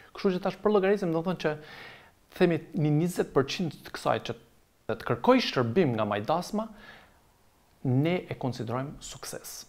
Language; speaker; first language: Albanian; native; Albanian